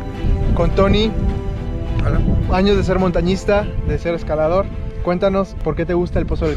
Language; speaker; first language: Spanish; native; Spanish